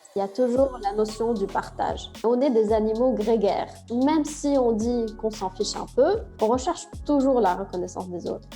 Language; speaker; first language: French; non-native, local second language; Arabic